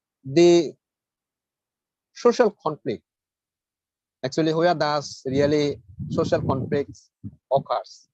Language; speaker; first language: English; non-native, fluent; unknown